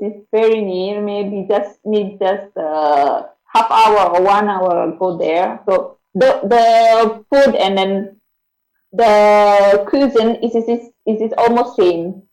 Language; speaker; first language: English; non-native, learner; Indonesian